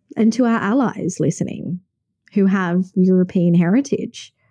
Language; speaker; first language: English; native; English